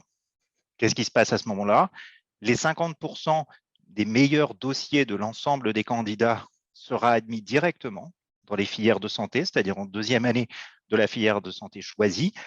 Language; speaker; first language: French; native; French